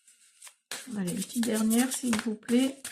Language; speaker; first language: French; native; French